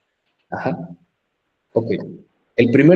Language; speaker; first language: Spanish; native; Spanish